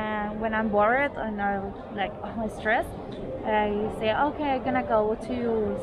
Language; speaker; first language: English; non-native, learner; Spanish